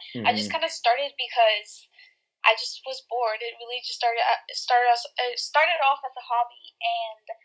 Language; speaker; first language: English; early bilingual, other home language; Spanish